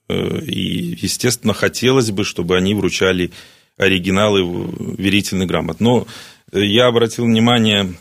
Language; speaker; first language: Russian; native; Russian